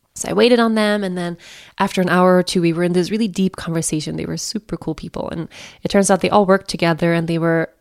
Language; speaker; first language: English; non-native, fluent; Swedish